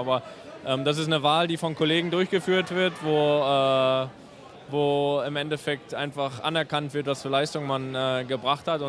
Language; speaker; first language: German; native; German